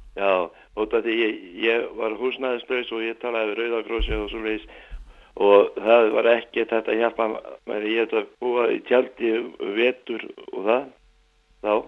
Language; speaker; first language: Icelandic; non-native, learner; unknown